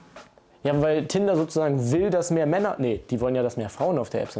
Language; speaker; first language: German; native; German